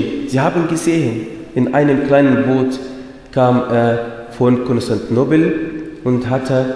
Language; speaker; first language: German; non-native, fluent; Arabic